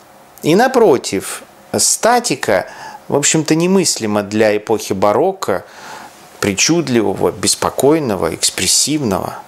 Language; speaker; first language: Russian; native; Russian